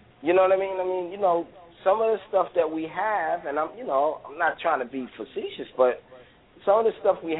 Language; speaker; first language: English; native; English